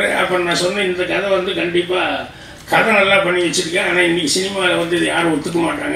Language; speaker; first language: Tamil; native; Tamil